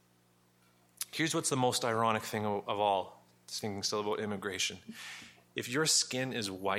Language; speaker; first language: English; native; English